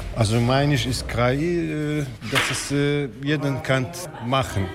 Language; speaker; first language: German; non-native, learner; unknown